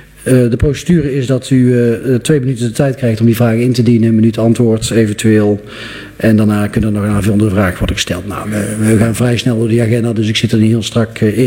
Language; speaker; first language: Dutch; native; Dutch